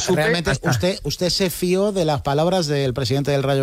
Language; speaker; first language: Spanish; native; Spanish